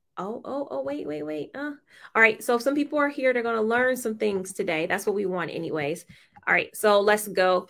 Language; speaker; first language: English; native; English